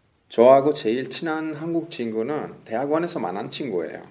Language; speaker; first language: Korean; non-native, fluent; Italian